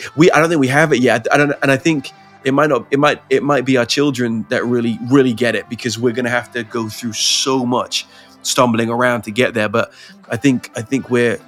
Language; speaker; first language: English; native; English